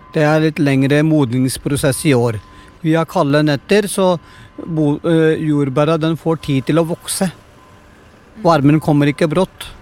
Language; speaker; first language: Norwegian; non-native, fluent; Punjabi